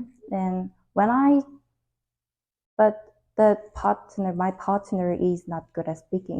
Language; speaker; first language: English; non-native, learner; Korean